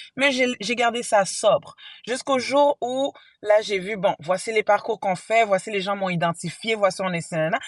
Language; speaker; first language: French; early bilingual, other home language; Haitian Creole